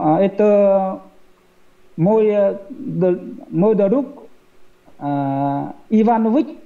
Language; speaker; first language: Russian; non-native, learner; Vietnamese